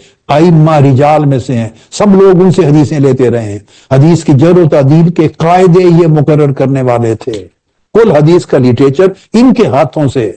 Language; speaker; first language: Urdu; native; Urdu